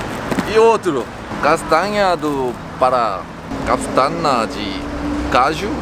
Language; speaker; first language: Portuguese; non-native, learner; Korean